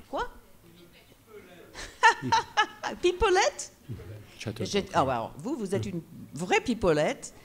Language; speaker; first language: French; non-native, fluent; English